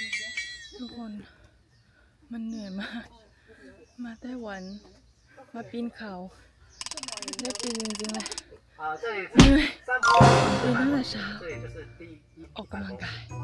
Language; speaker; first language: Thai; native; Thai